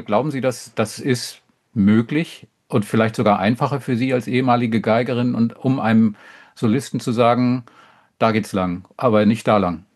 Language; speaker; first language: German; native; German